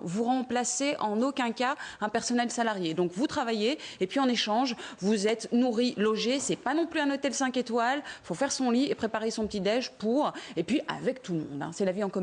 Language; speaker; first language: French; native; French